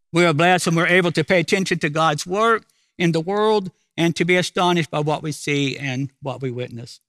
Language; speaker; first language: English; native; English